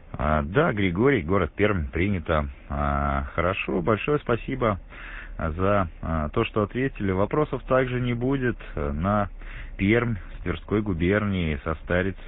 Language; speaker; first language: Russian; native; Russian